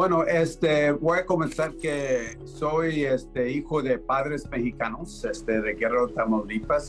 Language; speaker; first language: Spanish; early bilingual, heritage; Spanish